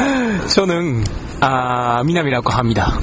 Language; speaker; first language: Korean; non-native, learner; Japanese